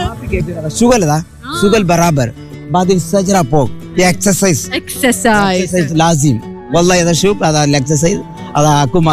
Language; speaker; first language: Arabic; non-native, learner; Tamil